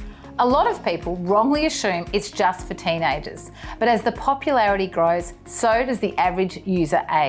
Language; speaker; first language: English; native; English